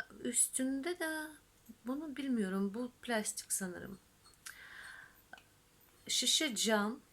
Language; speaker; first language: Turkish; non-native, fluent; Russian